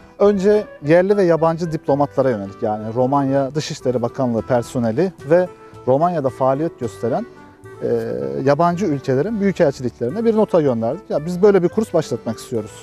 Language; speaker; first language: Turkish; native; Turkish